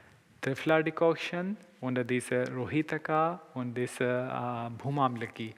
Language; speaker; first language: German; non-native, learner; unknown